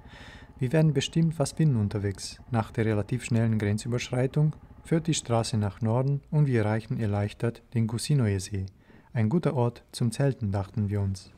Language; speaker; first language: German; native; German